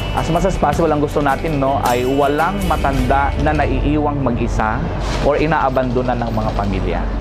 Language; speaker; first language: Filipino; native; Filipino